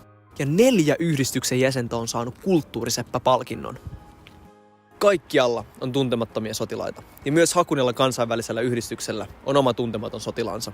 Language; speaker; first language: Finnish; native; Finnish